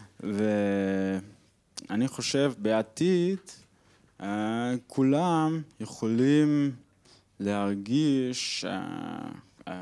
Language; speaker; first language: Hebrew; non-native, learner; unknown